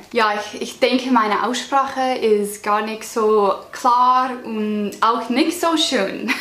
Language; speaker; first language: German; non-native, learner; English